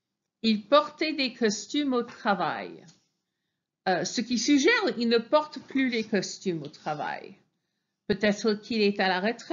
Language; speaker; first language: French; non-native, fluent; English